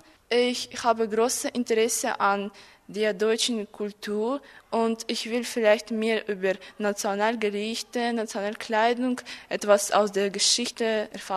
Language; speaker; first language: German; non-native, fluent; Russian